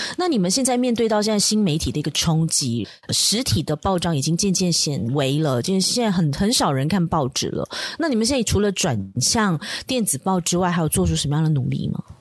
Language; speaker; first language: Chinese; native; Chinese